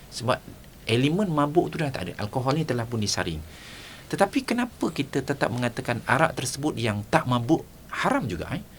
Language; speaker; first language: Malay; native; Malay